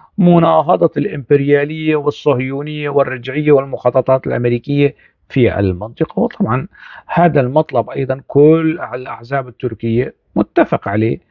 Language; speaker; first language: Arabic; non-native, local second language; Kurdish